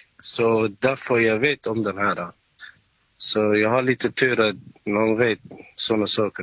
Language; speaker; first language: Swedish; non-native, learner; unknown